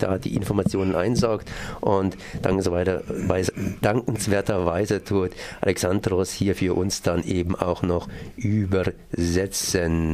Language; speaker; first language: German; native; German